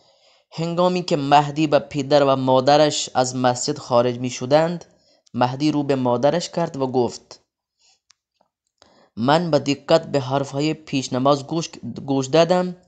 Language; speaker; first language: Persian; non-native, fluent; Urdu